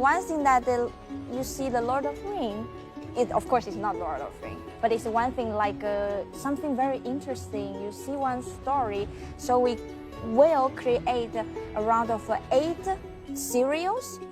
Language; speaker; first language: English; non-native, learner; Chinese